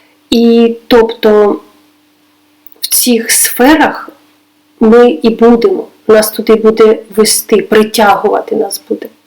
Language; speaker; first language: Ukrainian; non-native, local second language; Russian